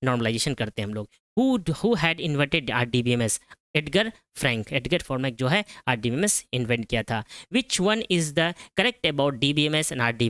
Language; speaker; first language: Hindi; native; Hindi